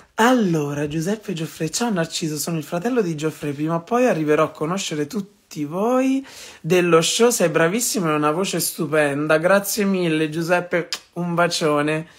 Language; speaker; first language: Italian; native; Italian